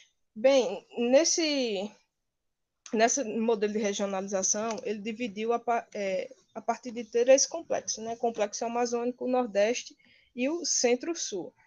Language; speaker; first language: Portuguese; native; Portuguese